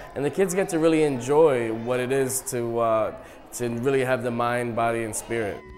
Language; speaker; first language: English; native; English